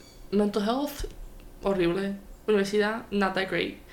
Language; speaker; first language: English; non-native, local second language; Spanish